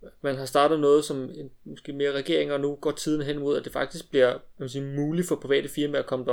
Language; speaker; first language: Danish; native; Danish